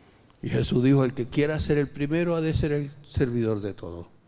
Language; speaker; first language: Spanish; native; Spanish